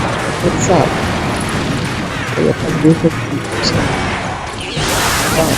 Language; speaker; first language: French; native; French